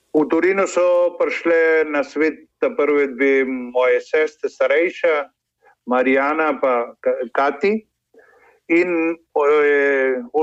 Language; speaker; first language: Slovenian; early bilingual, heritage; Slovenian